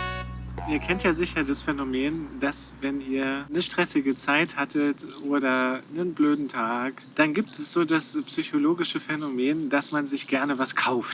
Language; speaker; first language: German; native; German